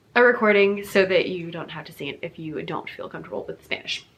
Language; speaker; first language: English; native; English